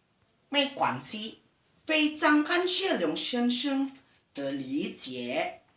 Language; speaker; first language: Chinese; non-native, learner; Indonesian